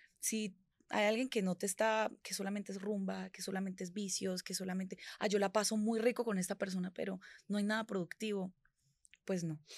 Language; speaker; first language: Spanish; native; Spanish